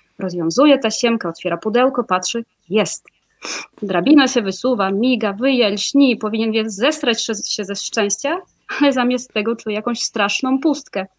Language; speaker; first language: Polish; non-native, fluent; Russian